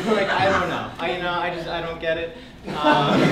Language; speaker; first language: English; native; English